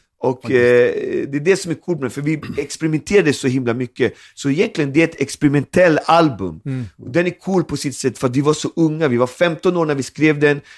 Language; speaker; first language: Swedish; native; Swedish